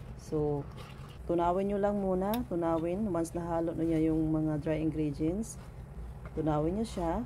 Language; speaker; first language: Filipino; non-native, local second language; Cebuano